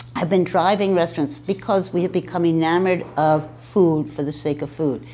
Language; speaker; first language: English; native; English